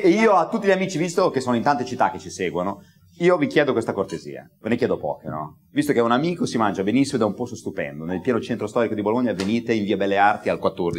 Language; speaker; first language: Italian; native; Italian